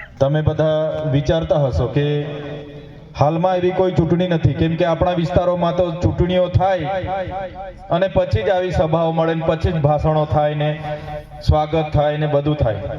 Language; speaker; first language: Gujarati; non-native, local second language; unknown